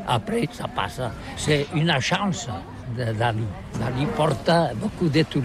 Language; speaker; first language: French; non-native, learner; Catalan